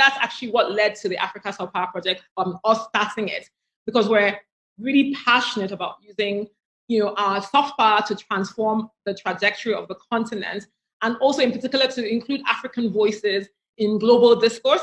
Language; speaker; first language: English; non-native, local second language; Igbo